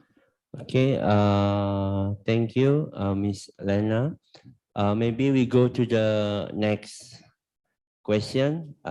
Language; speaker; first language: English; non-native, learner; Indonesian